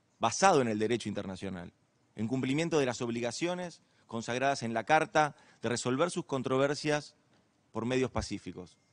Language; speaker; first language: Spanish; native; Spanish